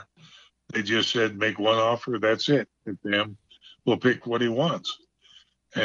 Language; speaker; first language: English; native; English